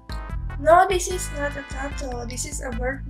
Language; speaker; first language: English; non-native, learner; Indonesian